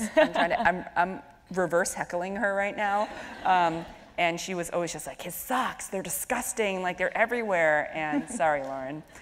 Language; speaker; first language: English; native; English